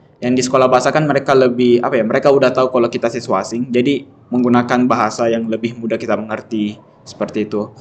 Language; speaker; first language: Indonesian; native; Indonesian